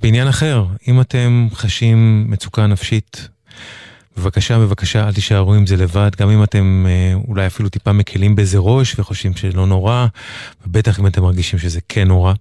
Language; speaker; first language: Hebrew; native; Hebrew